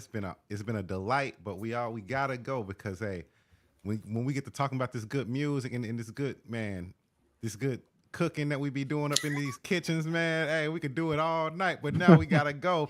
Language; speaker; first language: English; native; English